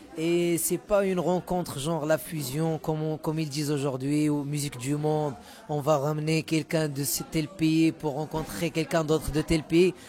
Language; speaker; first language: French; non-native, local second language; Arabic